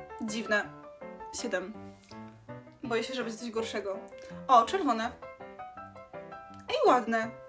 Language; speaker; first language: Polish; native; Polish